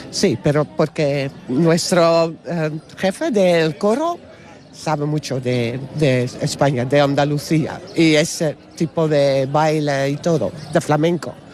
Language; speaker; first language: Spanish; non-native, learner; Dutch